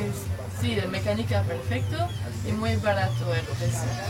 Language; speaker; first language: Spanish; non-native, learner; French